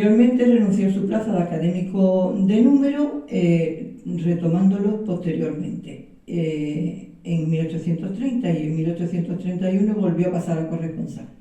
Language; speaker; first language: Spanish; native; Spanish